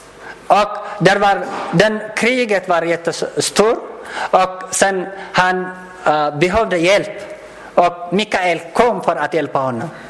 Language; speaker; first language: Swedish; non-native, learner; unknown